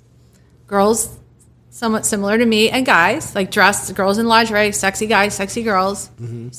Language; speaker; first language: English; native; English